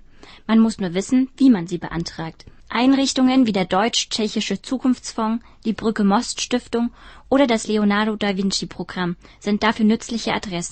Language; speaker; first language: German; native; German